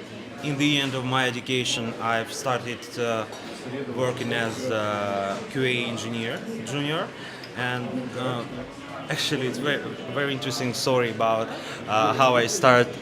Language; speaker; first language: English; non-native, learner; Russian